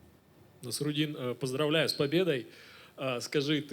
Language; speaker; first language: Russian; native; Russian